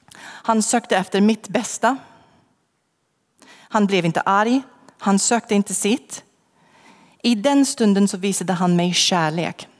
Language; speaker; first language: Swedish; non-native, fluent; English